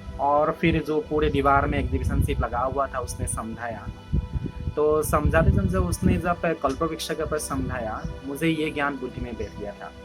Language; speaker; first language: Hindi; non-native, local second language; Assamese